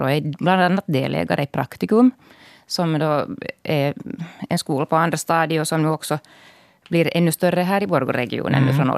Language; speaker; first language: Swedish; native; Swedish